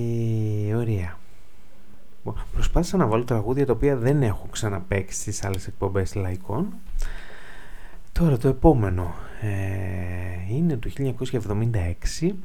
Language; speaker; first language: Greek; native; Greek